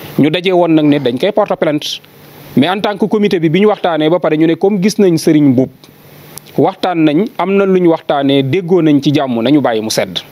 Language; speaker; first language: Wolof; native; Wolof